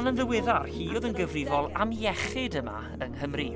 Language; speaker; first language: Welsh; native; Welsh